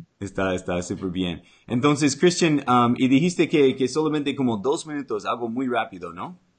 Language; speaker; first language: Spanish; non-native, learner; English